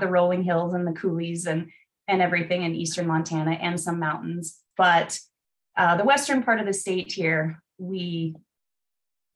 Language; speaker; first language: English; native; English